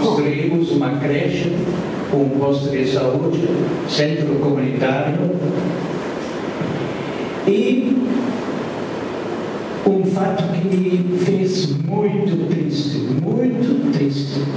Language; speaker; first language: Portuguese; non-native, fluent; German